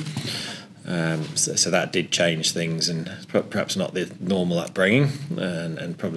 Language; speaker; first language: English; native; English